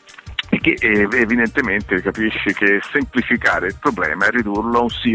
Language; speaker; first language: Italian; native; Italian